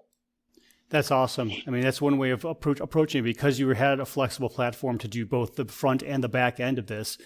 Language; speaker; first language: English; native; English